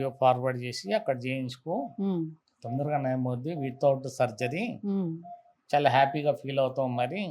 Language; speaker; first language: Telugu; native; Telugu